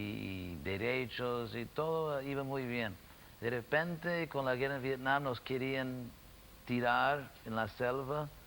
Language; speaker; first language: Spanish; non-native, fluent; English